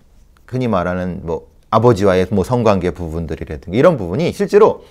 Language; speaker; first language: Korean; native; Korean